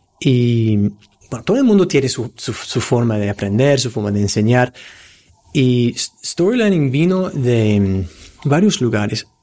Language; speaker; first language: Spanish; non-native, fluent; English